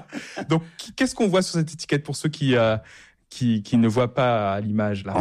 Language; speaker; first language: French; native; French